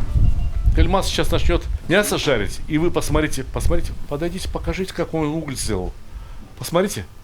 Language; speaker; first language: Russian; native; Russian